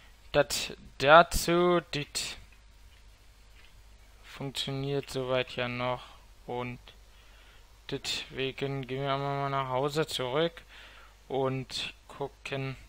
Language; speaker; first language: German; native; German